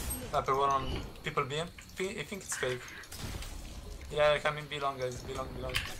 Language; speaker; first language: English; non-native, learner; Italian